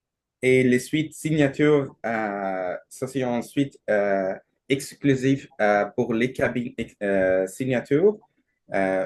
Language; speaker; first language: French; non-native, learner; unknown